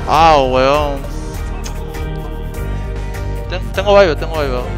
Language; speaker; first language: Spanish; native; Spanish